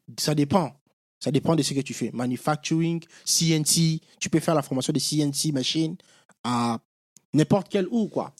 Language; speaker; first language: French; non-native, local second language; Lingala